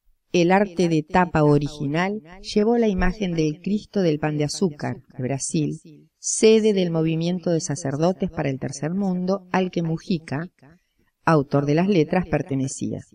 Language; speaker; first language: Spanish; native; Spanish